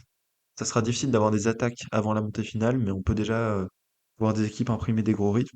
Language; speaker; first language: French; native; French